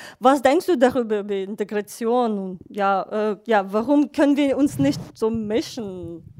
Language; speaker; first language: German; non-native, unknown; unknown